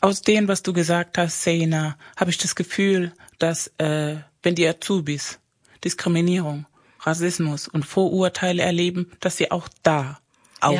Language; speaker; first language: German; non-native, fluent; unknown